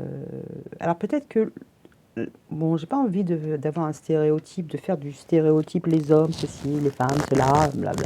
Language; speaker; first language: French; native; French